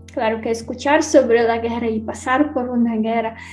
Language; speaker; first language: Spanish; non-native, learner; Ukrainian